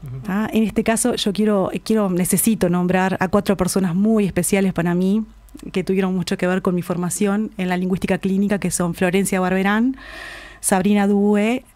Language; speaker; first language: Spanish; native; Spanish